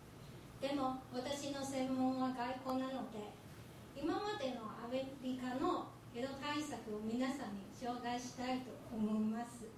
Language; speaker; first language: Japanese; non-native, fluent; Chinese